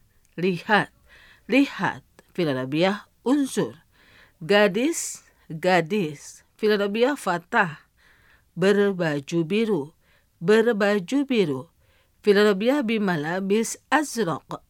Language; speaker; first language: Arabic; non-native, fluent; Indonesian